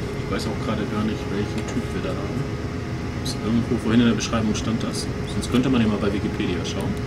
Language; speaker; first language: German; native; German